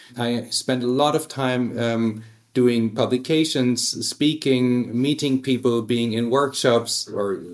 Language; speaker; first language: English; early bilingual, other home language; German